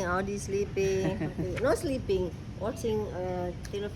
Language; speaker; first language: English; non-native, learner; Indonesian